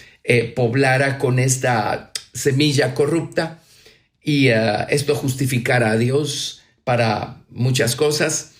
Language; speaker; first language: Spanish; native; Spanish